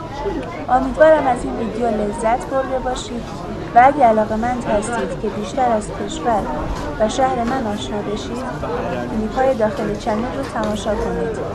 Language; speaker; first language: Persian; non-native, local second language; Central Kurdish